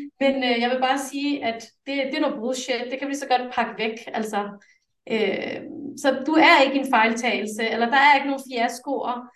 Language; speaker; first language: Danish; early bilingual, other home language; English